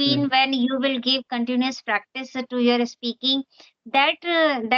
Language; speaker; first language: English; non-native, local second language; Hindi